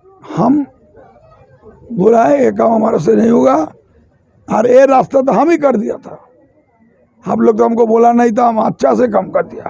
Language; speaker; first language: Hindi; non-native, local second language; Bangla